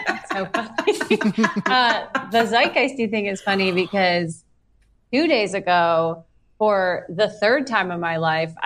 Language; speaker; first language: English; native; English